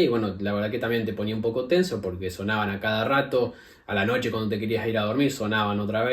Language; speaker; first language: Spanish; native; Spanish